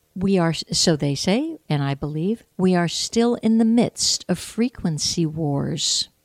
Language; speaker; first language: English; native; English